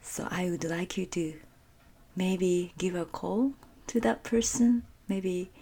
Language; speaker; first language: English; non-native, fluent; Japanese